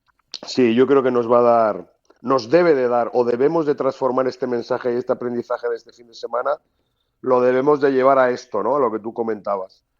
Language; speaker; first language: Spanish; native; Spanish